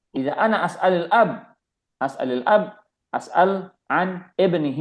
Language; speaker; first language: Arabic; non-native, fluent; Indonesian